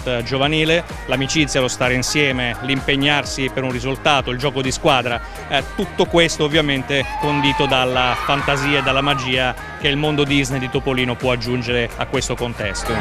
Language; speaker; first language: Italian; native; Italian